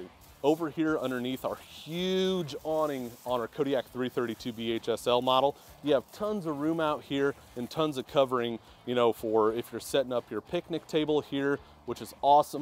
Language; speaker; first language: English; native; English